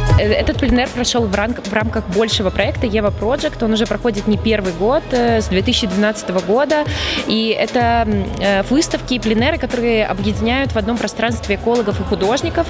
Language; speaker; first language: Russian; native; Russian